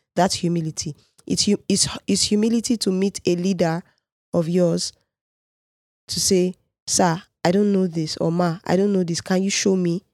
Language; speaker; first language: English; non-native, local second language; Yoruba